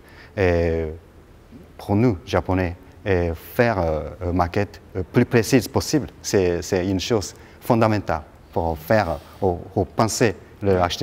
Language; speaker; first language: French; non-native, learner; Japanese